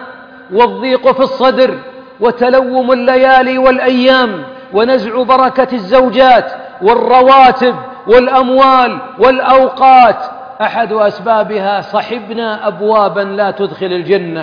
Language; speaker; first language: Arabic; native; Arabic